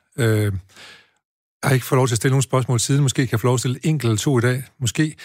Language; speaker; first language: Danish; native; Danish